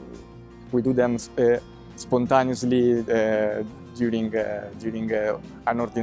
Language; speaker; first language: English; non-native, fluent; Italian